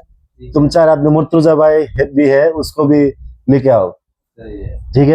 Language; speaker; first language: Hindi; non-native, learner; Bangla